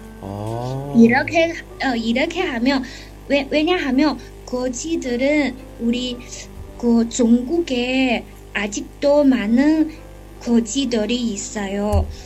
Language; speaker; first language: Korean; non-native, learner; Chinese